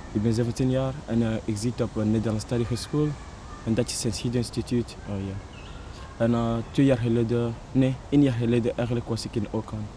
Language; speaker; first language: Dutch; non-native, learner; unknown